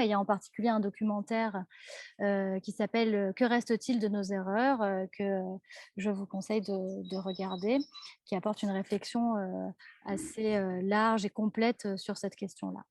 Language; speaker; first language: French; native; French